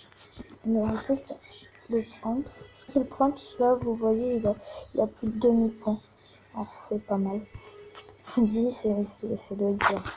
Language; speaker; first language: French; native; French